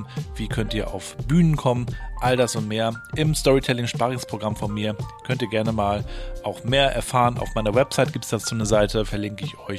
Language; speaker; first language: German; native; German